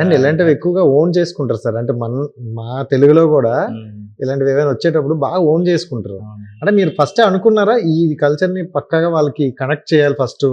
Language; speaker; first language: Telugu; native; Telugu